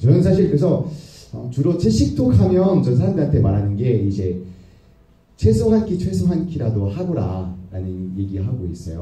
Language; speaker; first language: Korean; non-native, fluent; French